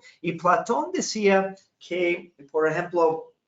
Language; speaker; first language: Spanish; non-native, fluent; English